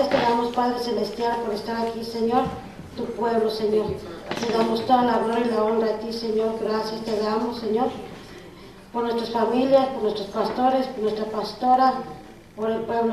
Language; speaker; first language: Spanish; native; Spanish